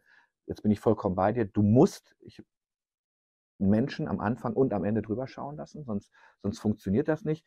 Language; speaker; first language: German; native; German